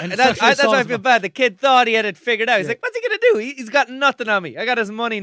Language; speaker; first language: English; native; English